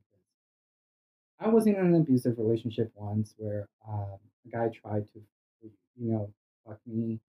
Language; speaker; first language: English; non-native, fluent; Portuguese